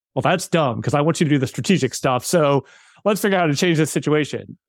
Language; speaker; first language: English; native; English